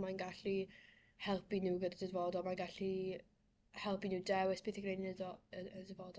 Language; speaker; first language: Welsh; non-native, local second language; English